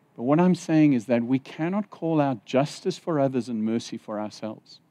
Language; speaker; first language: English; native; English